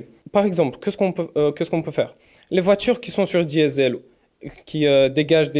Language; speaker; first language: French; non-native, learner; Romanian